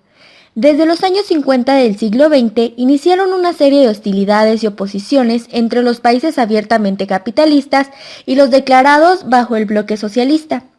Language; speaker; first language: Spanish; native; Spanish